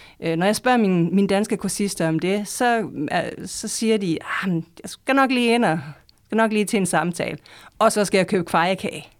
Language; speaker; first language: Danish; native; Danish